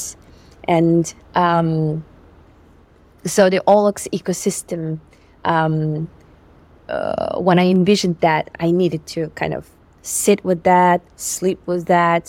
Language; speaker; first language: English; non-native, fluent; Yakut